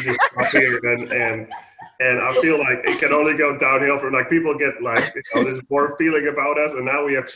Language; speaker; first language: English; non-native, fluent; Dutch